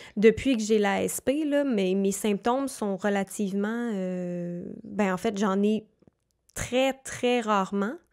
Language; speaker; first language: French; native; French